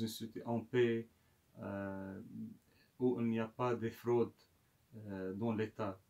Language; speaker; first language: French; non-native, local second language; Arabic